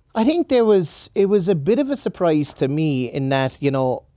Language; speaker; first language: English; native; English